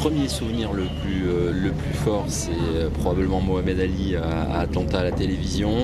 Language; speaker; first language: French; native; French